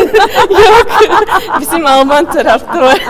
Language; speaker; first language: Turkish; non-native, learner; Latvian